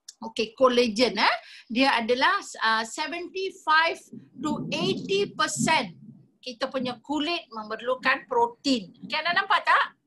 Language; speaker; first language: Malay; non-native, local second language; Tamil